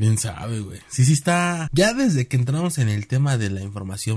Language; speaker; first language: Spanish; native; Spanish